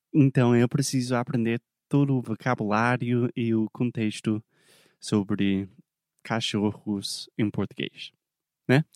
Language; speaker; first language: Portuguese; non-native, fluent; English